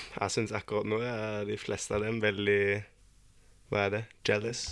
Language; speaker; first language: Norwegian; non-native, learner; German